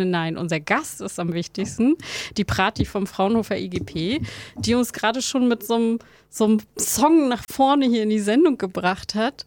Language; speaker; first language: German; native; German